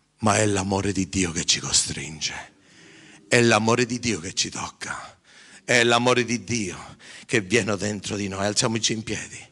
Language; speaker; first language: Italian; early bilingual, heritage; English